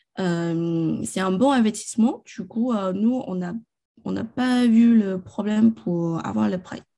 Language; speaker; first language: French; non-native, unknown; Chinese